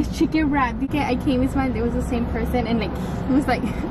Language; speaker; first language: English; early bilingual, other home language; Spanish